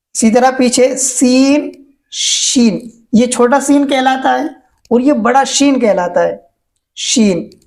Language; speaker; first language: Hindi; native; Hindi